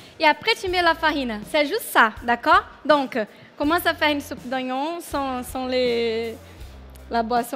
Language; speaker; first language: French; non-native, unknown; Portuguese